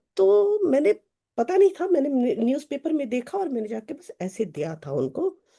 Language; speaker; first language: Hindi; native; Hindi